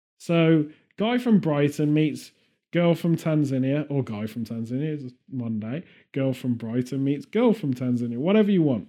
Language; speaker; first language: English; native; English